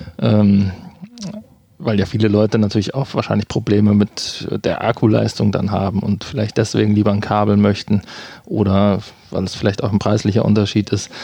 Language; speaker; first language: German; native; German